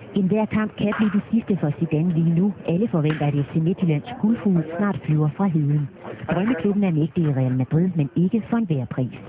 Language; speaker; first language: Danish; native; Danish